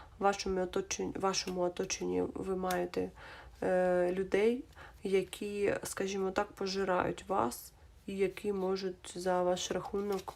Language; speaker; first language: Ukrainian; non-native, local second language; Russian